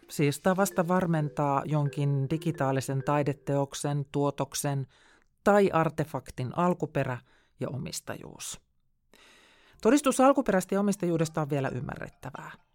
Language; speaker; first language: Finnish; native; Finnish